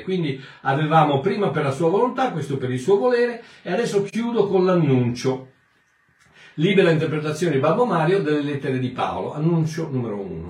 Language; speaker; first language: Italian; native; Italian